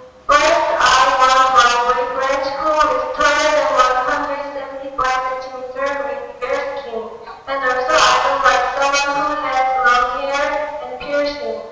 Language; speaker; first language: English; non-native, learner; Korean